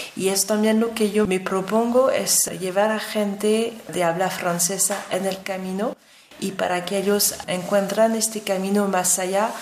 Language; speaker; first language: Spanish; non-native, fluent; French